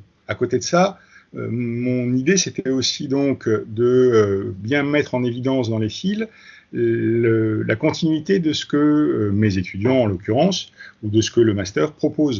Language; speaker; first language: French; native; French